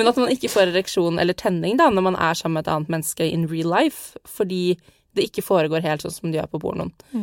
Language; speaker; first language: Norwegian; native; Norwegian